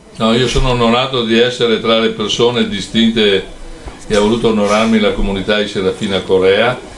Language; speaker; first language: Italian; native; Italian